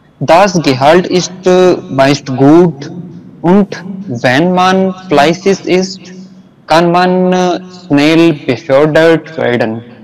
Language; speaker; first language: German; non-native, learner; Hindi